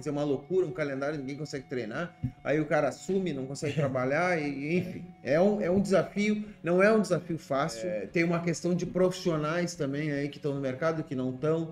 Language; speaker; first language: Portuguese; native; Portuguese